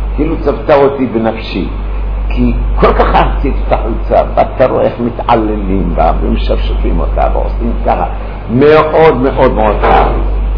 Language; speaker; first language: Hebrew; early bilingual, other home language; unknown